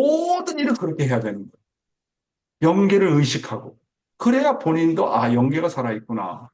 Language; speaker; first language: Korean; native; Korean